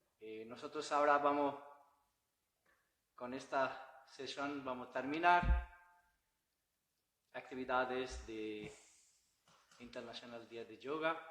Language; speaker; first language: Spanish; non-native, learner; Bangla